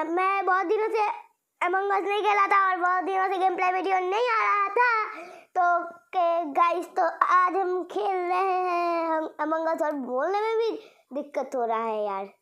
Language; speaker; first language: Hindi; non-native, local second language; Bangla